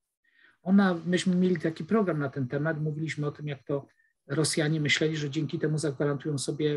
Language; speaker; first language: Polish; native; Polish